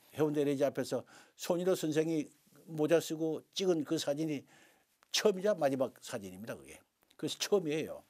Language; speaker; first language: Korean; native; Korean